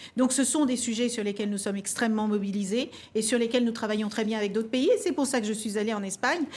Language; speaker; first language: French; early bilingual, other home language; Kabuverdianu